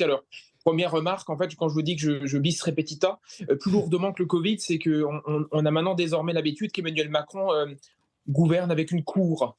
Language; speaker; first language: French; native; French